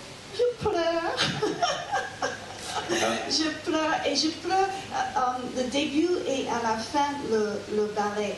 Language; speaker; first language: French; non-native, learner; English